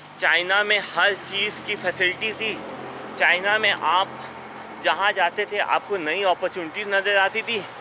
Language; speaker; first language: Hindi; native; Hindi